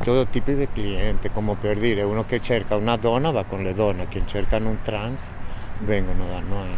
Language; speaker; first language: Italian; non-native, fluent; Spanish